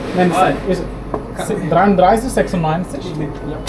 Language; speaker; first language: German; non-native, learner; Malayalam